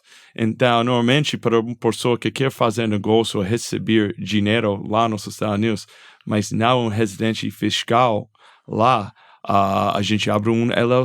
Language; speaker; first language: Portuguese; non-native, fluent; English